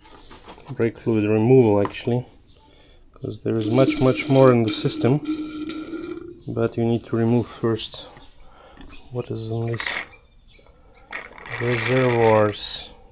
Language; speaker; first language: English; non-native, fluent; German